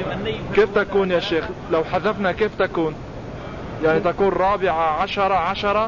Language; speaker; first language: Arabic; native; Arabic